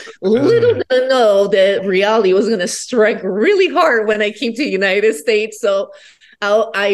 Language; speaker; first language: English; non-native, fluent; Spanish